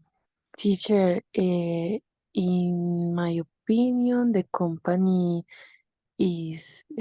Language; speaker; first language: English; non-native, learner; Spanish